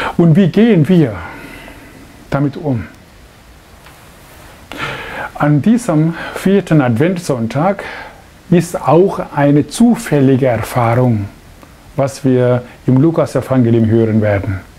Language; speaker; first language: German; non-native, fluent; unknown